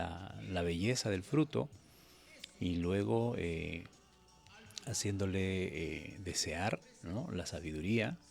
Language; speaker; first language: Spanish; native; Spanish